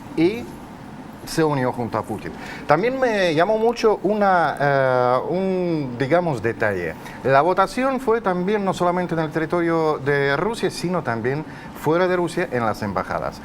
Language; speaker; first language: Spanish; non-native, fluent; Russian